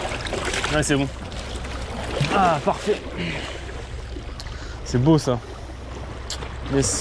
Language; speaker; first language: French; native; French